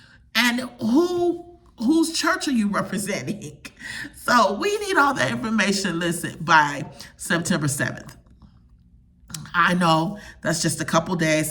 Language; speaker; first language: English; native; English